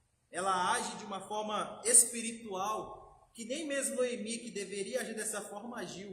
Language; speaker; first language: Portuguese; native; Portuguese